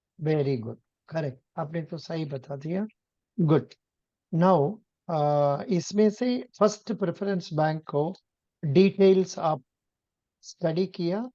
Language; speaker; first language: Hindi; non-native, local second language; Tamil